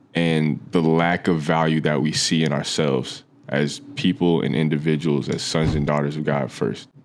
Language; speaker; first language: English; native; English